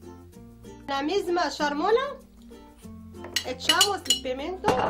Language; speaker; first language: Spanish; non-native, learner; Arabic